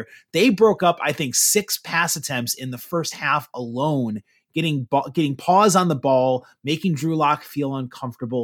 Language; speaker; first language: English; native; English